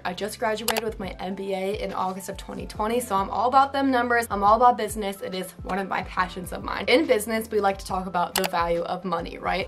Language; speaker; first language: English; native; English